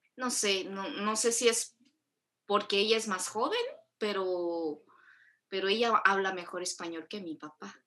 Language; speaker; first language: Spanish; early bilingual, other home language; Korean